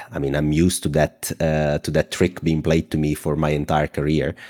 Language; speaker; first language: English; non-native, fluent; Italian